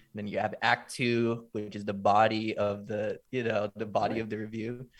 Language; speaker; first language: English; native; English